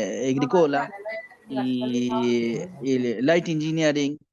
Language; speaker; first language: Spanish; non-native, learner; Bangla